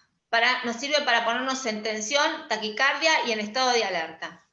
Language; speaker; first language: Spanish; native; Spanish